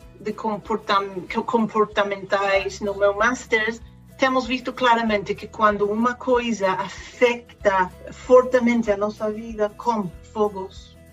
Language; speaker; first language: Portuguese; non-native, fluent; Spanish